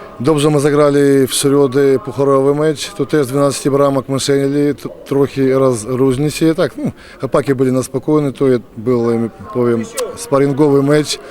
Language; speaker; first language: Polish; non-native, learner; Ukrainian